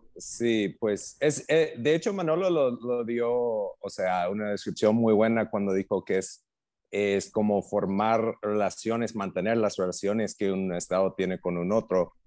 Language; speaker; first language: Spanish; non-native, fluent; English